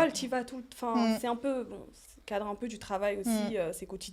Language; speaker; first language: French; native; French